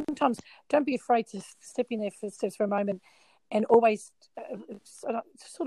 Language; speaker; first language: English; native; English